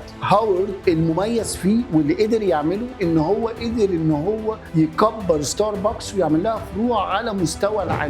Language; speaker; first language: Arabic; native; Arabic